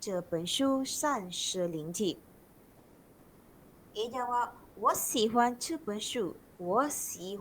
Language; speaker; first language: Chinese; non-native, local second language; Malay